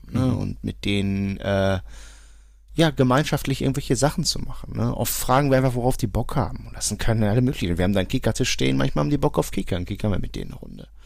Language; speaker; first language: German; early bilingual, other home language; Portuguese